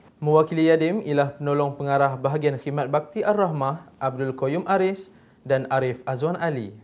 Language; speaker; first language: Malay; native; Malay